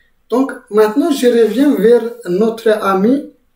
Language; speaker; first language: French; non-native, fluent; Azerbaijani